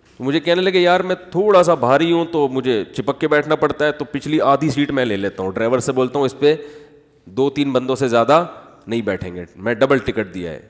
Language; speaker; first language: Urdu; native; Urdu